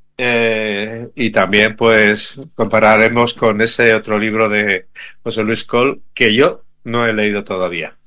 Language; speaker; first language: Spanish; native; Spanish